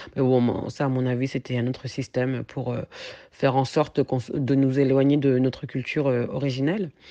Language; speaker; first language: French; early bilingual, other home language; Soninke